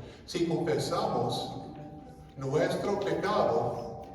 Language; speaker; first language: Spanish; non-native, fluent; English